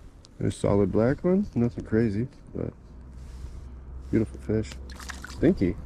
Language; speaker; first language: English; native; English